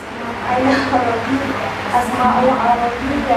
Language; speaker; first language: Arabic; non-native, learner; Indonesian